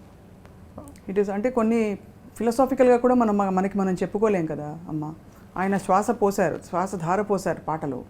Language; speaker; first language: Telugu; native; Telugu